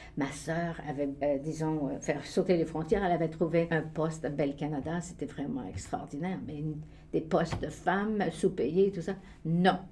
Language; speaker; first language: French; native; French